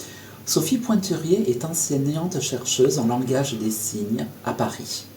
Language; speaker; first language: French; native; French